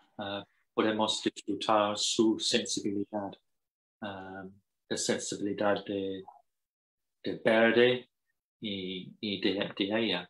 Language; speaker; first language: Spanish; non-native, fluent; English